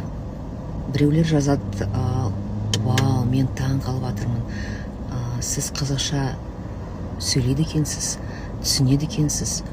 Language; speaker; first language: Kazakh; non-native, local second language; Russian